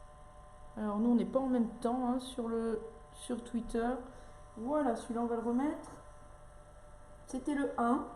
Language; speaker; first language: French; native; French